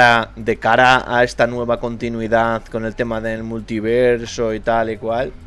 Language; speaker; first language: Spanish; native; Spanish